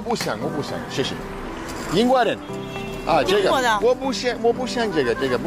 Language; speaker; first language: Chinese; non-native, learner; English